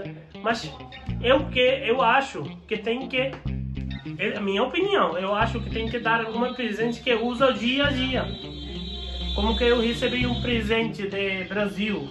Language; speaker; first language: Portuguese; non-native, learner; Hindi